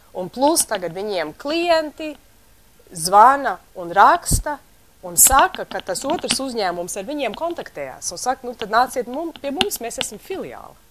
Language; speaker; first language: Latvian; early bilingual, heritage; Latvian